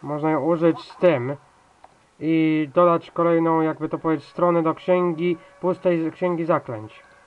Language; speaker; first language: Polish; native; Polish